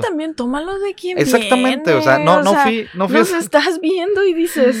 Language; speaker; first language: Spanish; native; Spanish